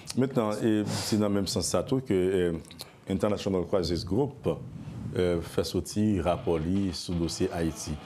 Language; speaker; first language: French; non-native, local second language; Haitian Creole